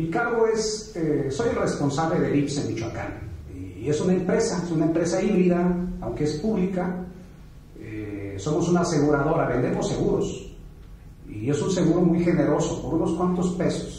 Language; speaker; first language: Spanish; native; Spanish